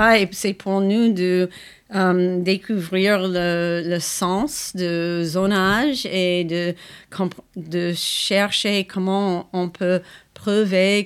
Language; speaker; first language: French; non-native, fluent; English